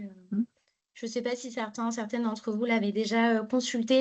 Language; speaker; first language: French; native; French